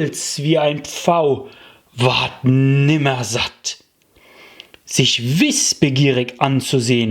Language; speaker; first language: German; native; German